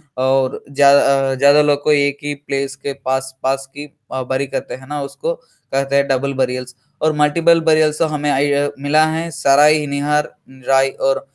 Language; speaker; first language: Hindi; non-native, local second language; Telugu